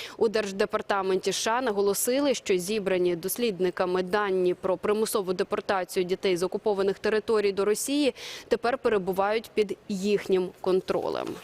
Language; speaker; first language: Ukrainian; native; Ukrainian